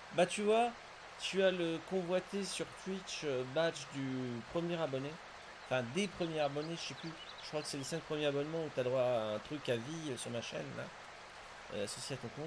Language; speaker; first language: French; native; French